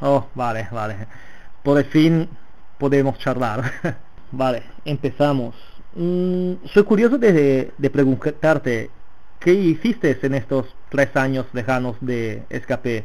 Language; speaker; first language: Spanish; non-native, fluent; Italian